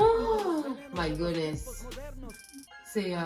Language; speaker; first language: French; native; French